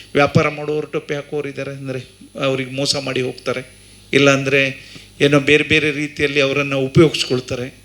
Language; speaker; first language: Kannada; native; Kannada